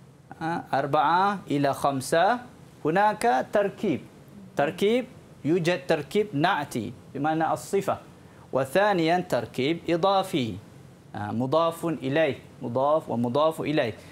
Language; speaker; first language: Arabic; non-native, fluent; Malay